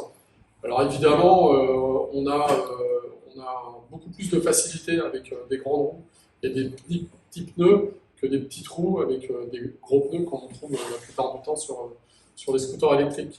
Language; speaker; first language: French; native; French